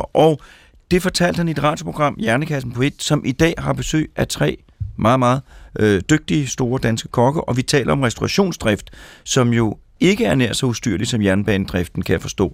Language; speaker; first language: Danish; native; Danish